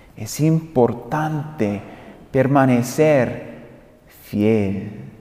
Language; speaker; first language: Spanish; non-native, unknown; English